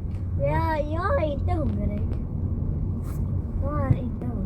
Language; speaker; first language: Swedish; early bilingual, other home language; Filipino